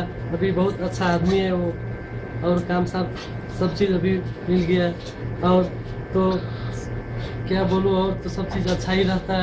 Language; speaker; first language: Hindi; non-native, learner; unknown